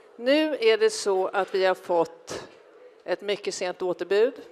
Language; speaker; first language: Swedish; native; Swedish